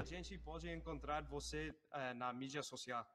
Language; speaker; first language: Portuguese; non-native, learner; English